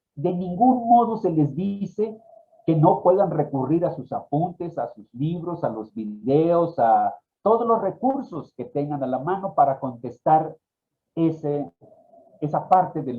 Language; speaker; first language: Spanish; native; Spanish